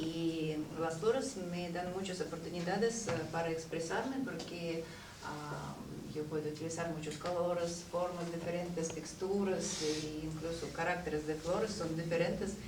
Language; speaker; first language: Spanish; non-native, fluent; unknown